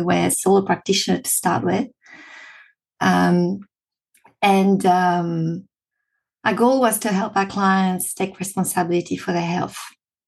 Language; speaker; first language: English; non-native, fluent; French